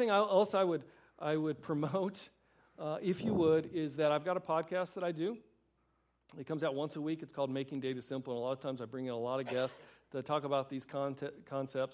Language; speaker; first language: English; native; English